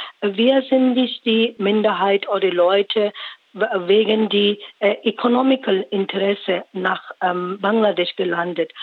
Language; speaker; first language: German; non-native, learner; Rohingya